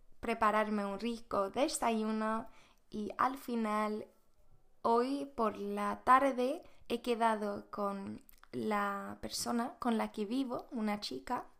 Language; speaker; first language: Spanish; non-native, fluent; Swedish